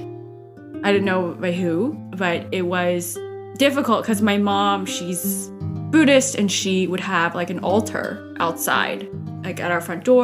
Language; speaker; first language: English; early bilingual, other home language; Cantonese